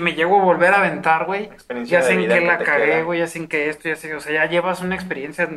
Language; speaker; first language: Spanish; native; Spanish